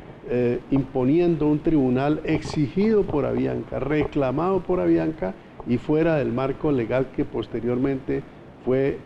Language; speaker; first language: Spanish; native; Spanish